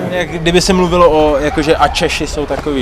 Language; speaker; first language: Czech; non-native, fluent; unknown